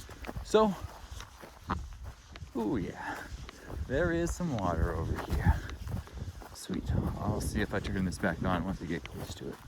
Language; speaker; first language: English; native; English